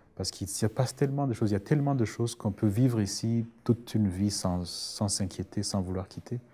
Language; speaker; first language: French; non-native, local second language; Rundi